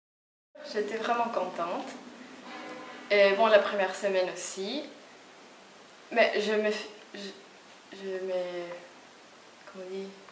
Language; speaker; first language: French; non-native, fluent; Spanish